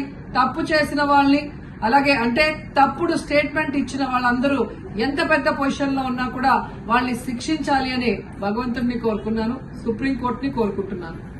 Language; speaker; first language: Telugu; native; Telugu